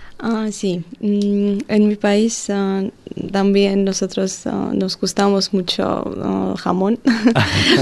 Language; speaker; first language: Spanish; non-native, learner; Georgian